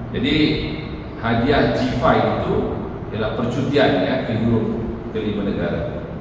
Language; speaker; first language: Malay; native; Malay